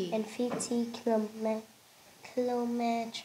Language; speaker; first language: English; non-native, learner; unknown